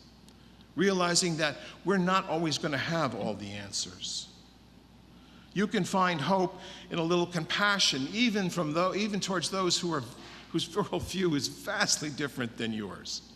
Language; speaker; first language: English; native; English